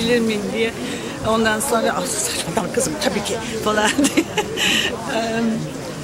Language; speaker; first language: Turkish; non-native, fluent; English